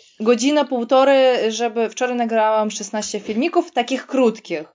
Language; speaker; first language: Polish; non-native, fluent; Russian